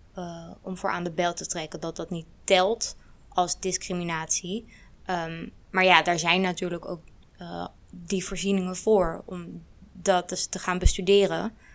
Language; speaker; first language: Dutch; early bilingual, other home language; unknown